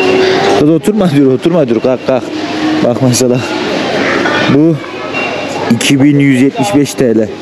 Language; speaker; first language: Turkish; native; Turkish